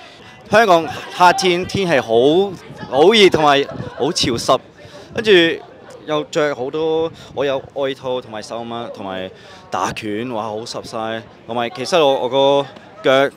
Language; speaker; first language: Cantonese; non-native, local second language; English